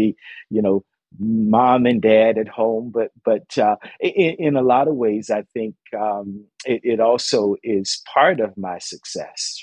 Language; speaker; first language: English; native; English